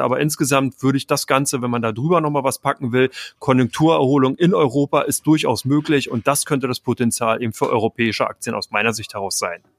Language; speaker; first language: German; native; German